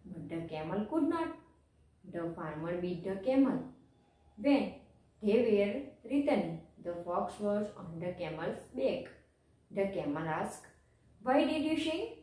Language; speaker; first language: English; non-native, local second language; Gujarati